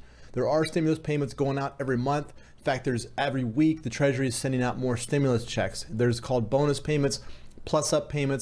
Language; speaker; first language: English; native; English